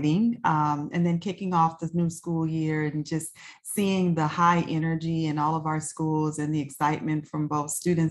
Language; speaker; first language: English; native; English